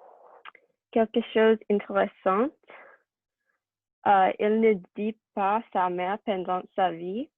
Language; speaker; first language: French; non-native, learner; English